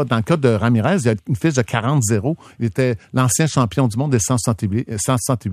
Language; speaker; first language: French; native; French